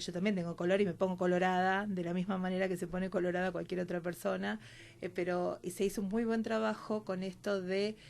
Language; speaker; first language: Spanish; native; Spanish